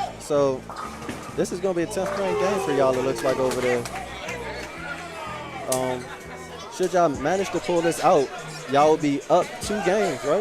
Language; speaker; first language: English; native; English